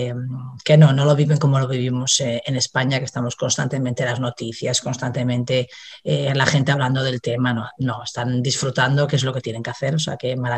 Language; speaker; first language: Spanish; native; Spanish